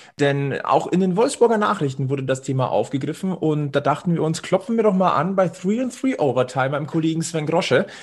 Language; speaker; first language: German; native; German